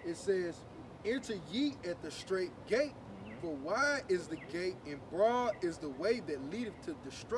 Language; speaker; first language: English; native; English